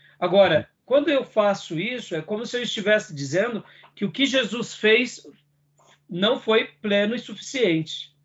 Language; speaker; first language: Portuguese; native; Portuguese